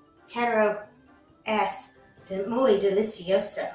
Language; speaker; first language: Spanish; non-native, learner; English